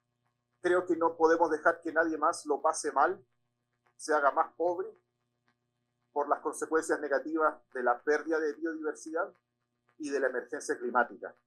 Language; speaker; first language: Spanish; native; Spanish